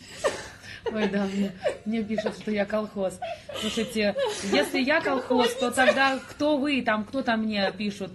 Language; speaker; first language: Russian; native; Russian